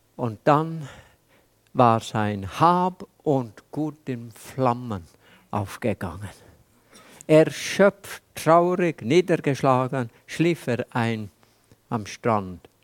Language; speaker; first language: German; non-native, fluent; Welsh